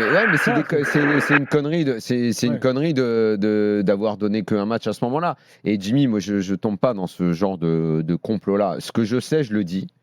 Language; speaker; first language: French; native; French